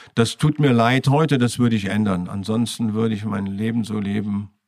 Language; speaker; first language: German; native; German